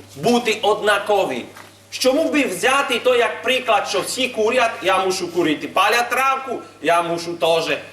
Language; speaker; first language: Ukrainian; native; Ukrainian